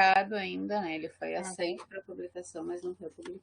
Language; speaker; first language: Portuguese; native; Portuguese